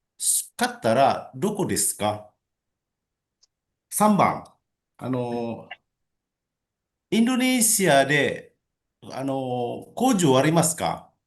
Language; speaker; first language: Japanese; non-native, learner; Indonesian